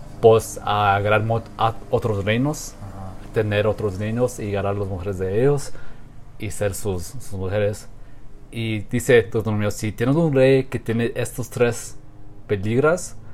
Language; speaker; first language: Spanish; non-native, learner; English